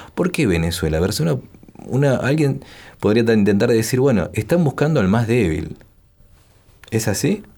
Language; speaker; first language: Spanish; native; Spanish